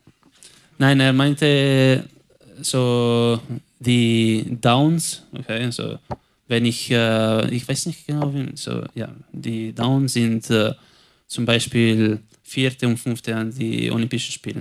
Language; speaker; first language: German; non-native, local second language; Italian